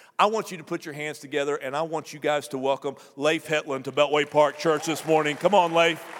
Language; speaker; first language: English; native; English